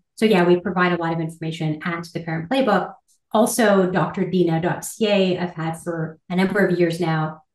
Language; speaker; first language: English; native; English